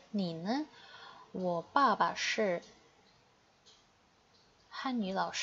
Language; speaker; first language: Chinese; non-native, fluent; Indonesian